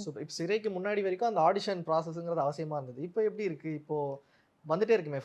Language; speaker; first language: Tamil; native; Tamil